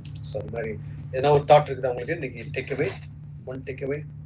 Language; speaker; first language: Tamil; native; Tamil